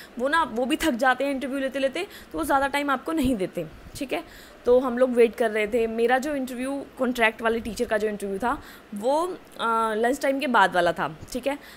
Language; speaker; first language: Hindi; native; Hindi